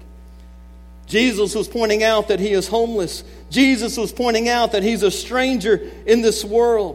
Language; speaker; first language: English; native; English